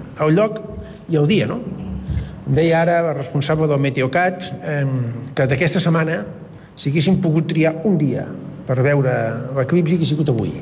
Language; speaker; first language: Catalan; native; Catalan